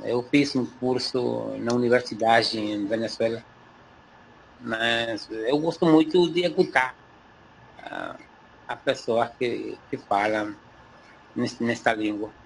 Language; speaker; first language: Portuguese; non-native, learner; Spanish